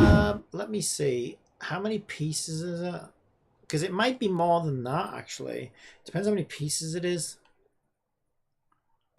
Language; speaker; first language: English; native; English